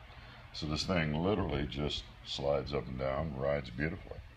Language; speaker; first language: English; native; English